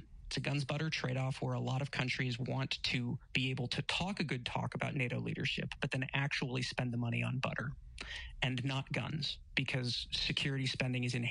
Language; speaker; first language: English; native; English